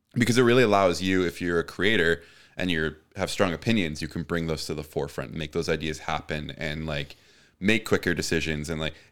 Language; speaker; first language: English; native; English